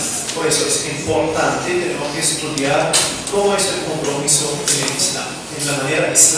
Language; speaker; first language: Spanish; non-native, fluent; Arabic